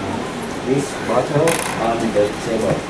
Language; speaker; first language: English; non-native, learner; Thai